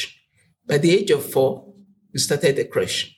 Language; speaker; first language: English; non-native, local second language; Yoruba